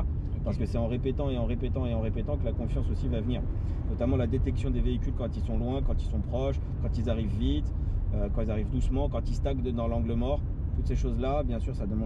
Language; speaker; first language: French; native; French